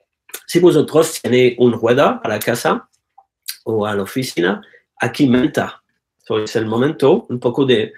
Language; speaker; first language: Spanish; non-native, learner; French